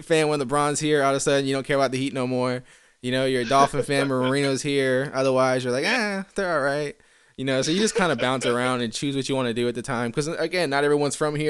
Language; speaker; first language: English; native; English